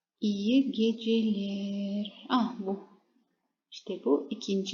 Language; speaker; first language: Turkish; non-native, fluent; Kazakh